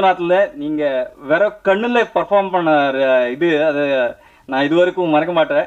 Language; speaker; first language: Tamil; non-native, learner; Kannada